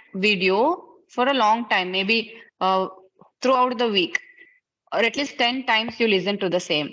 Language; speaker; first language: English; non-native, fluent; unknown